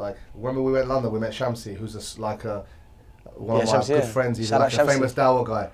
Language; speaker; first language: English; native; English